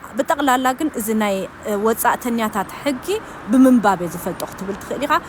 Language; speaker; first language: Tigrinya; early bilingual, heritage; German